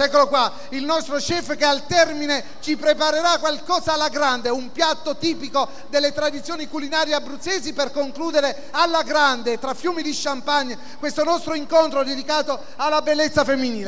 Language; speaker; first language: Italian; native; Italian